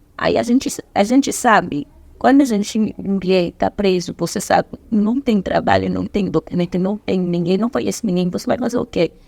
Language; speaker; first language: Portuguese; non-native, fluent; Zulu